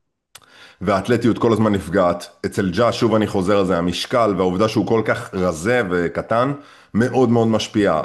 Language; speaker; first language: Hebrew; native; Hebrew